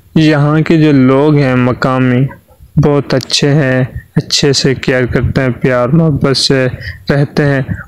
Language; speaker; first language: Urdu; non-native, local second language; Punjabi